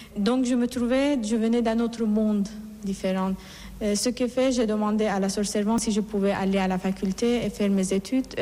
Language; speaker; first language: French; non-native, fluent; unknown